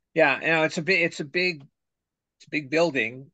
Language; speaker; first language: English; native; English